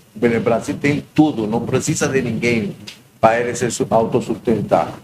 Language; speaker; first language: Portuguese; non-native, learner; Spanish